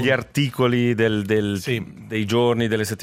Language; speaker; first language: Italian; native; Italian